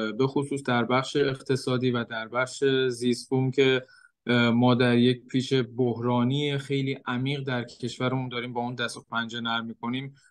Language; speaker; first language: Persian; native; Persian